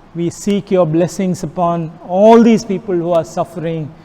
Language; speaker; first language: English; non-native, local second language; Kannada